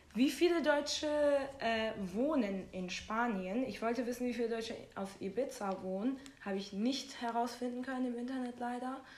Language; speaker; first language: German; non-native, fluent; Persian